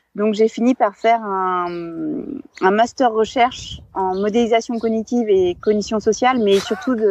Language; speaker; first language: French; native; French